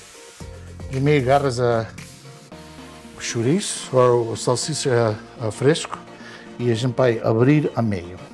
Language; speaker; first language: Portuguese; early bilingual, heritage; Portuguese